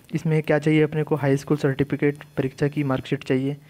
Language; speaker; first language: Hindi; native; Hindi